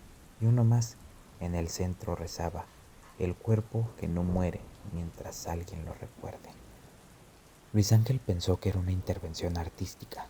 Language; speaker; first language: Spanish; native; Spanish